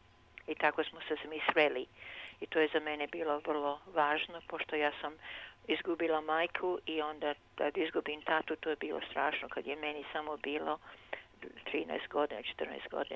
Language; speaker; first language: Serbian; early bilingual, heritage; Serbian